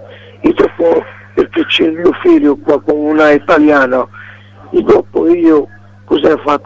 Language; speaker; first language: Italian; non-native, learner; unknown